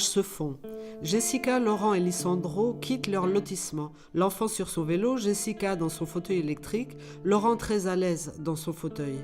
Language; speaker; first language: French; native; French